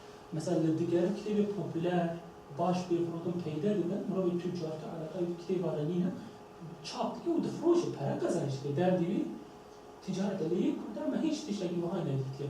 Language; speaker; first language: Turkish; non-native, local second language; Kurdish